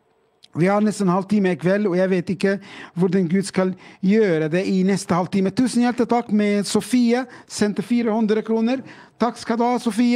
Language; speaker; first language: Norwegian; non-native, fluent; Arabic